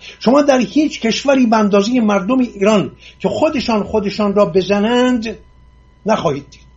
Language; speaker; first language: Persian; non-native, local second language; Assyrian Neo-Aramaic